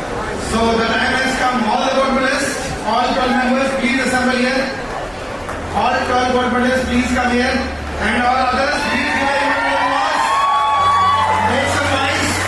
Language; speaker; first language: English; non-native, local second language; Telugu